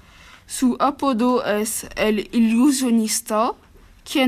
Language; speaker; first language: Spanish; non-native, learner; French